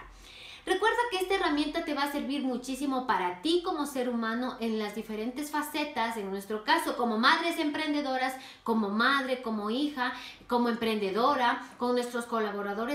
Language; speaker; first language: Spanish; native; Spanish